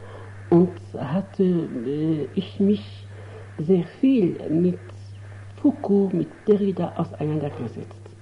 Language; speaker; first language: German; non-native, fluent; Arabic